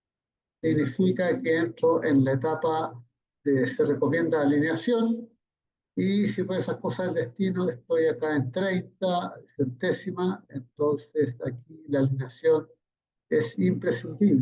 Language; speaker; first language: Spanish; native; Spanish